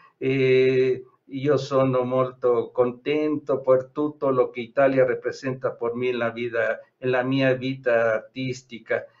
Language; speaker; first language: Italian; non-native, learner; Spanish